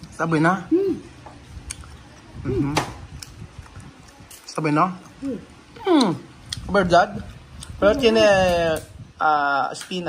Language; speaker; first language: Spanish; non-native, learner; Filipino